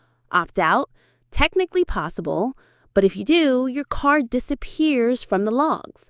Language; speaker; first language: English; native; English